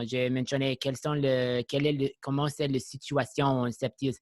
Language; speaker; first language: French; non-native, local second language; English